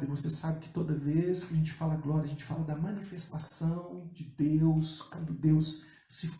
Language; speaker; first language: Portuguese; native; Portuguese